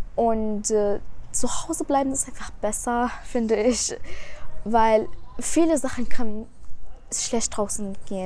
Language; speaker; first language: German; early bilingual, other home language; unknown